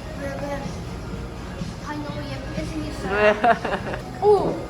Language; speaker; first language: Korean; early bilingual, heritage; English